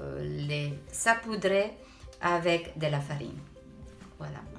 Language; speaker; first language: French; non-native, fluent; Italian